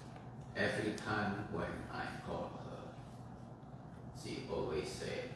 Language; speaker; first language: English; non-native, fluent; Indonesian